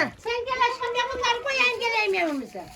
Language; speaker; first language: Turkish; native; Turkish